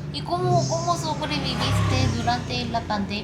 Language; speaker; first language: Spanish; non-native, fluent; Korean